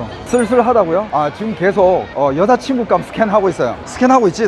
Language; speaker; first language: Korean; native; Korean